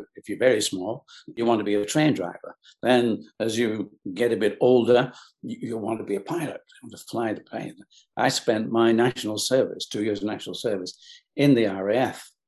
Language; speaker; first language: English; native; English